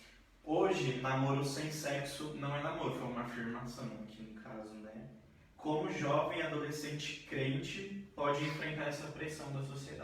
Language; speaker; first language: Portuguese; native; Portuguese